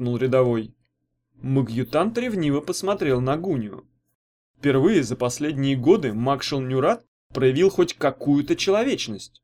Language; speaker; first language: Russian; native; Russian